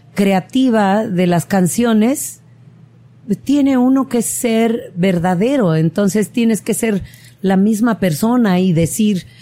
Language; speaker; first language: Spanish; native; Spanish